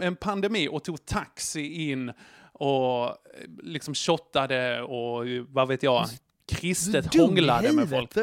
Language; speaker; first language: Swedish; native; Swedish